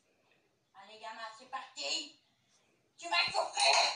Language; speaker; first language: French; native; French